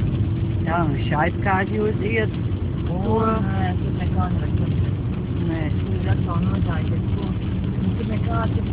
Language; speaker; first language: Latvian; non-native, learner; Dutch